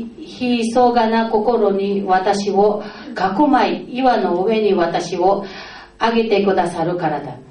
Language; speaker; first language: Japanese; non-native, fluent; Filipino